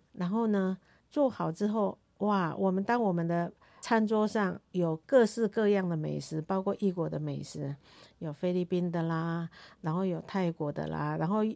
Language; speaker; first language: Chinese; non-native, local second language; Hakka Chinese